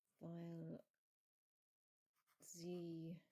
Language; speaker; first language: German; non-native, learner; English